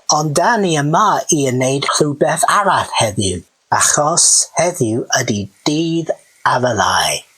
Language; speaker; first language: Welsh; non-native, learner; English